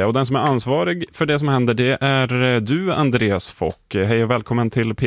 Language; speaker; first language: Swedish; native; Swedish